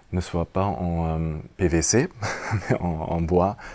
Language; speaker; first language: French; non-native, fluent; German